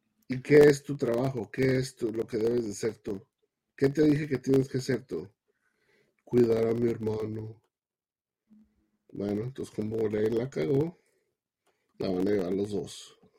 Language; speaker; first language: Spanish; early bilingual, heritage; Spanish